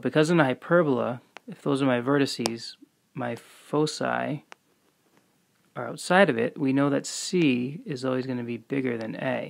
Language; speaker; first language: English; native; English